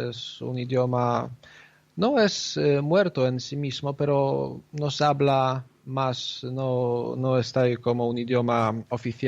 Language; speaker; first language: Spanish; non-native, fluent; Polish